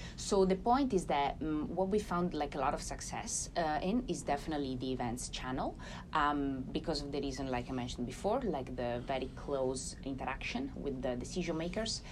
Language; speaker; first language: English; non-native, fluent; Italian